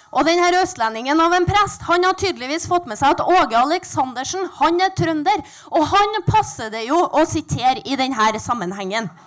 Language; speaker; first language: Norwegian; native; Norwegian